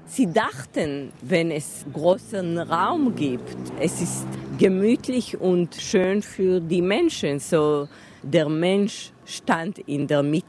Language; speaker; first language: German; non-native, fluent; Hebrew